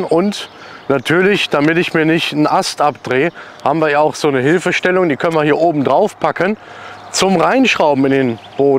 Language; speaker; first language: German; native; German